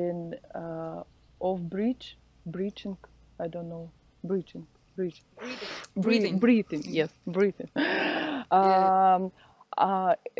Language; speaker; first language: English; non-native, learner; Russian